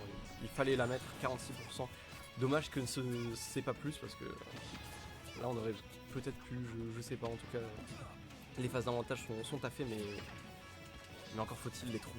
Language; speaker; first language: French; native; French